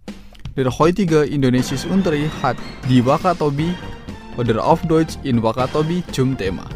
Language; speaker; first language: German; non-native, fluent; Indonesian